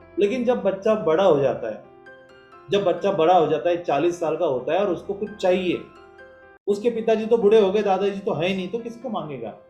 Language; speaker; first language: Hindi; non-native, local second language; Marathi